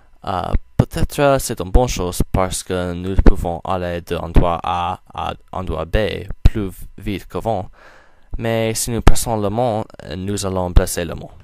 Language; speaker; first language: French; non-native, learner; English